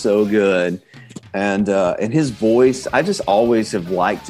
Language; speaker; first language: English; native; English